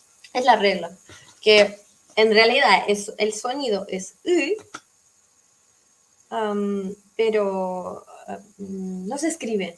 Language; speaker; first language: Spanish; non-native, fluent; Russian